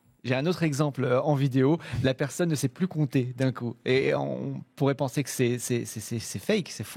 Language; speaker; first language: French; native; French